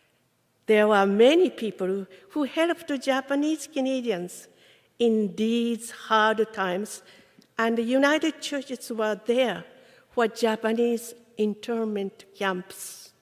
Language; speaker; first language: English; non-native, fluent; Japanese